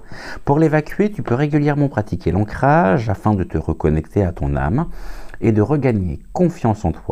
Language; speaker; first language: French; native; French